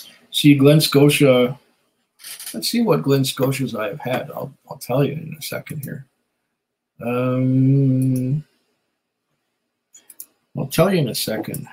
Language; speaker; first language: English; native; English